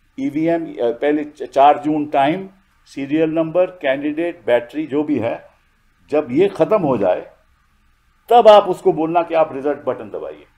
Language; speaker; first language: Hindi; native; Hindi